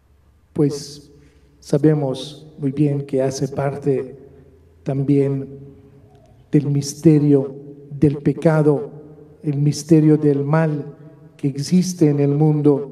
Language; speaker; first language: Spanish; non-native, fluent; Maltese